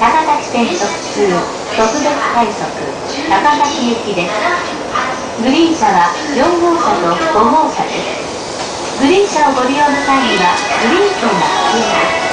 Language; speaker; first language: Japanese; native; Japanese